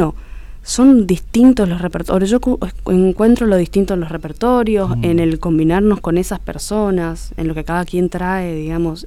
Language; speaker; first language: Spanish; native; Spanish